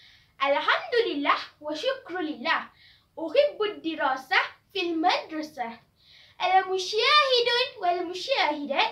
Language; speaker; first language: Arabic; non-native, learner; Malay